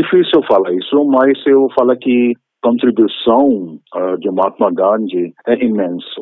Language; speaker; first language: Portuguese; non-native, fluent; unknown